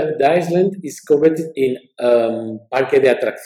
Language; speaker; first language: English; non-native, learner; Spanish